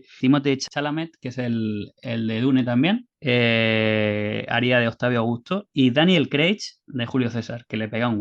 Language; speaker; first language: Spanish; native; Spanish